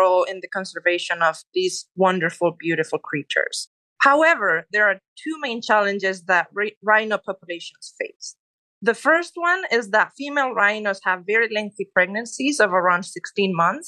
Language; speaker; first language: English; non-native, fluent; Spanish